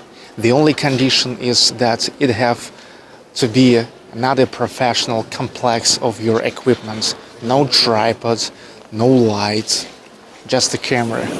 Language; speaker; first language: English; non-native, fluent; Russian